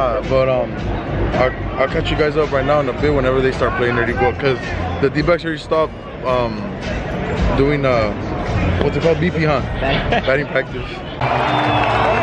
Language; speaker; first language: English; early bilingual, other home language; Spanish